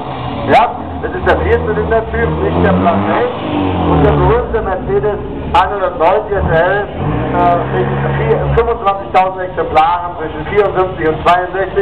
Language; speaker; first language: German; native; German